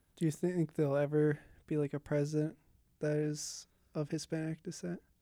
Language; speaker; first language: English; native; English